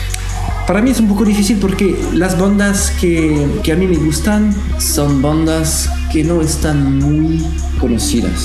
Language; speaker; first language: Spanish; non-native, learner; French